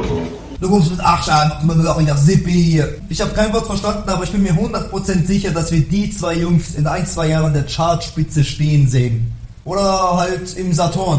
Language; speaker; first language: German; native; German